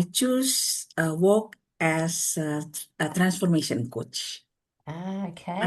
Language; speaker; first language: English; non-native, learner; Indonesian